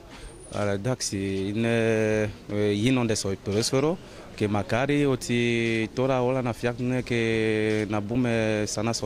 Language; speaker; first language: Greek; non-native, fluent; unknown